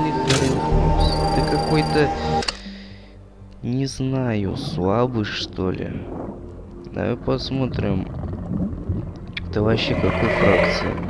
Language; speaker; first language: Russian; native; Russian